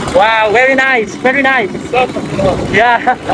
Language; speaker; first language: English; non-native, learner; Vietnamese